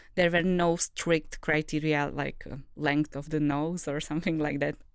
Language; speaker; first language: English; non-native, fluent; Czech